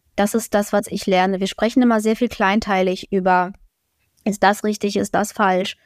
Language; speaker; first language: German; non-native, fluent; Ukrainian